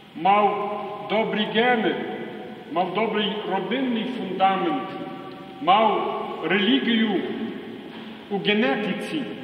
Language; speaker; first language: Ukrainian; native; Ukrainian